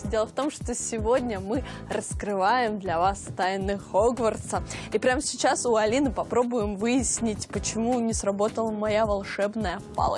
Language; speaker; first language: Russian; native; Russian